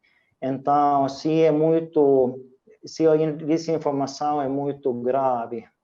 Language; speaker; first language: Portuguese; non-native, fluent; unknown